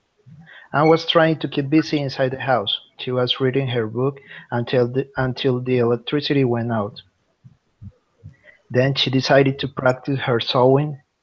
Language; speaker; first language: English; non-native, learner; Spanish